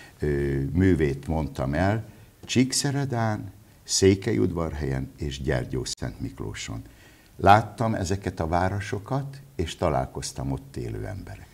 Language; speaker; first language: Hungarian; native; Hungarian